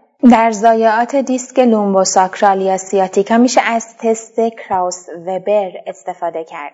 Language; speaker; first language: Persian; native; Persian